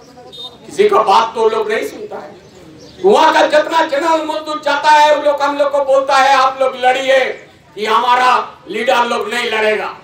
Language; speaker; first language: Hindi; non-native, local second language; Bangla